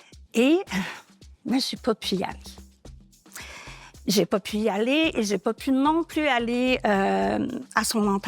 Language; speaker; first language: French; native; French